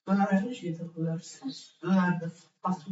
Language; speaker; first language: Turkish; non-native, learner; Azerbaijani